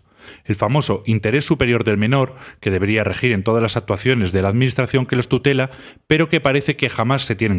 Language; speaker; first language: Spanish; native; Spanish